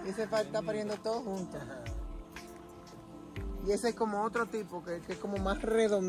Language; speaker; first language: Spanish; native; Spanish